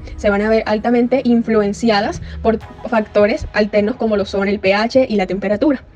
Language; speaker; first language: Spanish; native; Spanish